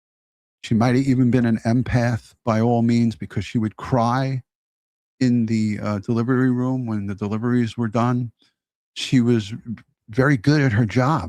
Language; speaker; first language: English; native; English